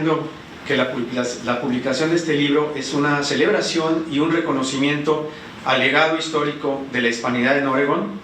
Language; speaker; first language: Spanish; native; Spanish